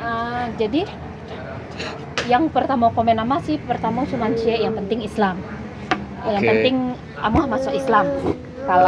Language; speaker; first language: Indonesian; non-native, local second language; Minangkabau